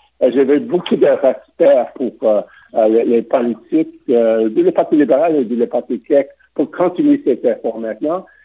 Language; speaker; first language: French; non-native, local second language; English